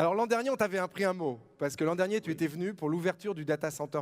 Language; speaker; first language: French; native; French